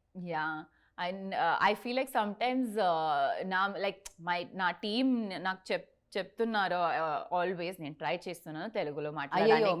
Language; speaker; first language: Telugu; non-native, learner; Tulu